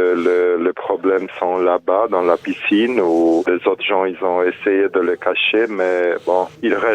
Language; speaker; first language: French; non-native, fluent; Romanian